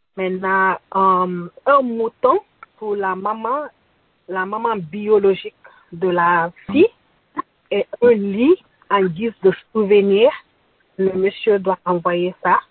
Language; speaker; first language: French; non-native, local second language; Bambara